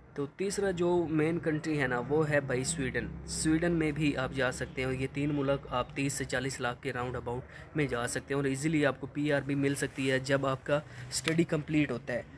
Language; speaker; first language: Urdu; non-native, local second language; Punjabi